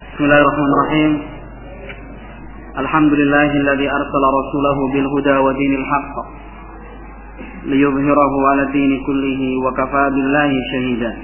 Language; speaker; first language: Arabic; non-native, fluent; Indonesian